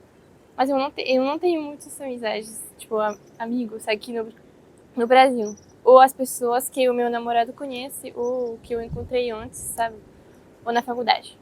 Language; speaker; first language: Portuguese; non-native, fluent; French